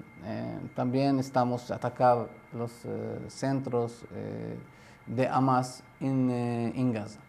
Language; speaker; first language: Spanish; non-native, learner; Arabic